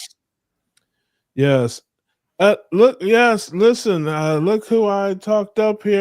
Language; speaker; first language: English; native; English